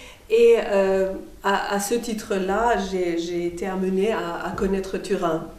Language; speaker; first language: French; non-native, fluent; Persian